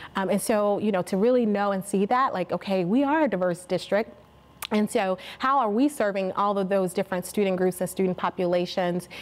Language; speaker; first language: English; native; English